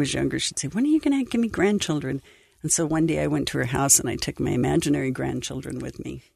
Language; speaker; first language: English; native; English